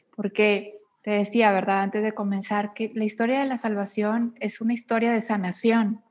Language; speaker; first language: Spanish; native; Spanish